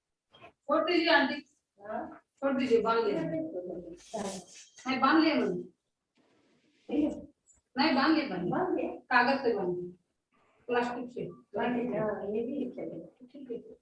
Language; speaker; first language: Hindi; non-native, local second language; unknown